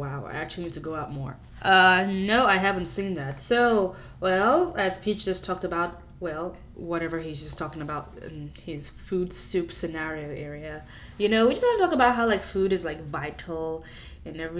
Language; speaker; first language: English; non-native, local second language; Yoruba